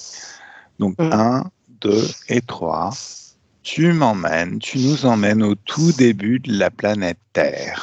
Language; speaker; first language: French; native; French